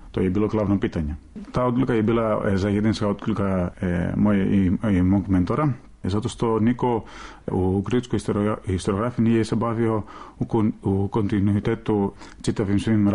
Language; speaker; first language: Serbian; non-native, fluent; Greek